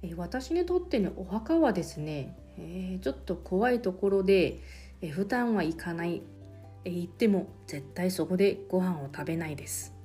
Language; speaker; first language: Japanese; non-native, fluent; Chinese